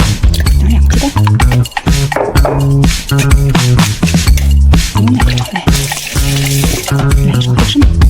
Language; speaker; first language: Chinese; native; Chinese